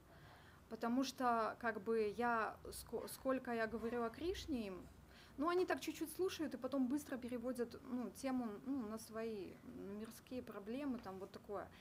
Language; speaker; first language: Russian; native; Russian